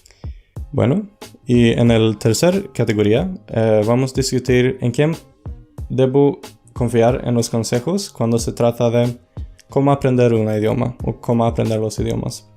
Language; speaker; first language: Spanish; non-native, fluent; Swedish